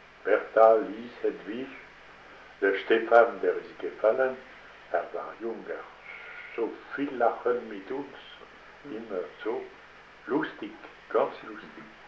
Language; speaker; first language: German; non-native, learner; French